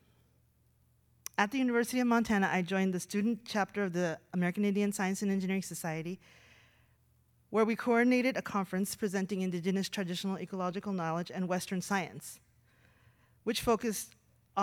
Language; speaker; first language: English; native; English